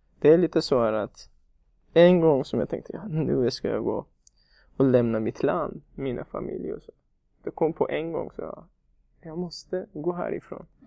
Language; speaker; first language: Swedish; non-native, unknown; Persian